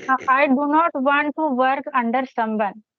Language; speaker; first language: English; non-native, learner; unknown